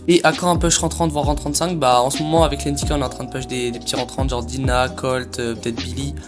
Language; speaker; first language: French; native; French